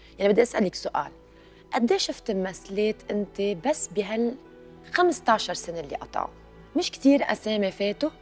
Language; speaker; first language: Arabic; native; Arabic